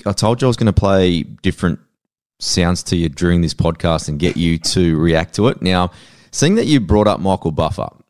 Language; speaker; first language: English; native; English